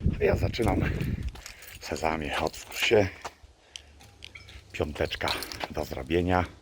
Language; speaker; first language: Polish; native; Polish